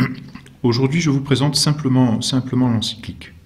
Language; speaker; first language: French; native; French